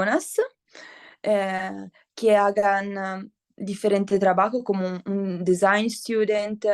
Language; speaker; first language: Spanish; non-native, learner; Italian